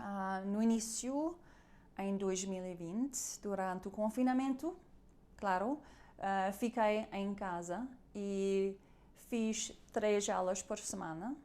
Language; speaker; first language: Portuguese; non-native, learner; German